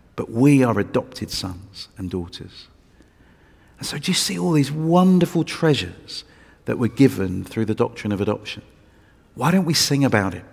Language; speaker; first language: English; native; English